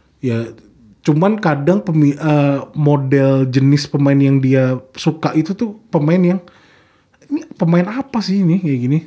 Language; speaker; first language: Indonesian; native; Indonesian